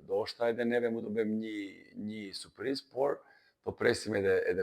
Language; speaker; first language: Albanian; non-native, learner; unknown